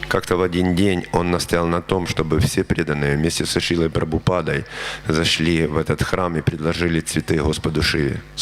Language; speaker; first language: Russian; native; Russian